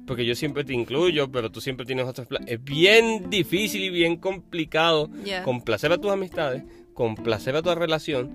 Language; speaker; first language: Spanish; native; Spanish